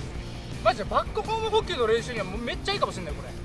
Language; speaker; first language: Japanese; native; Japanese